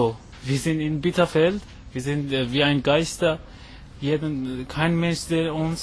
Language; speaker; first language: German; non-native, learner; Persian